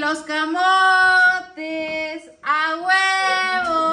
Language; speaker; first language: Spanish; native; Spanish